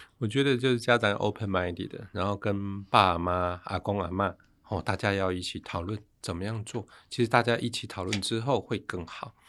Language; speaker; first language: Chinese; native; Chinese